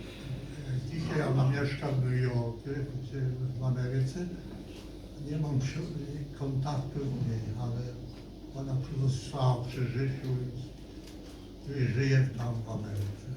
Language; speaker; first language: Polish; non-native, local second language; Yiddish